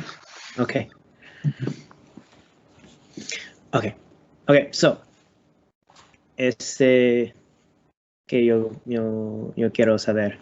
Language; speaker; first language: Spanish; non-native, learner; English